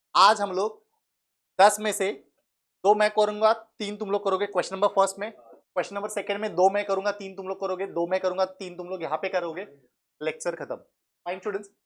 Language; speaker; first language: Hindi; non-native, local second language; Marathi